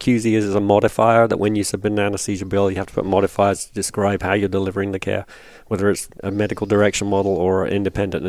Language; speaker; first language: English; native; English